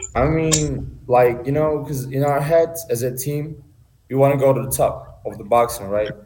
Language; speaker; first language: English; non-native, fluent; Turkish